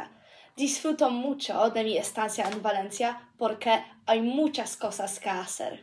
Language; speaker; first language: Spanish; non-native, learner; English